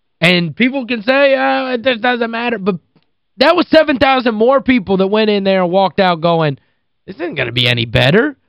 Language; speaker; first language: English; native; English